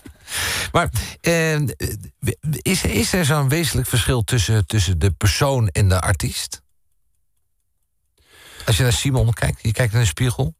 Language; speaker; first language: Dutch; native; Dutch